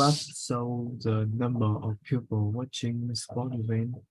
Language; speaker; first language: English; non-native, learner; Vietnamese